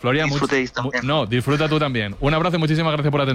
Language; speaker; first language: Spanish; native; Spanish